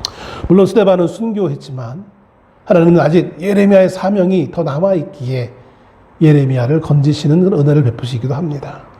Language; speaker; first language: Korean; native; Korean